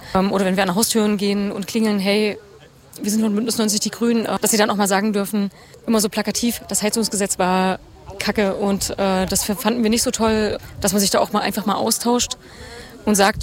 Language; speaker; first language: German; native; German